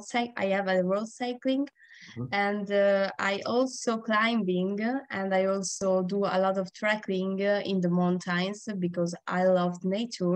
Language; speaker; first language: English; non-native, learner; Italian